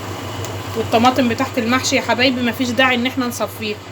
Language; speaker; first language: Arabic; native; Arabic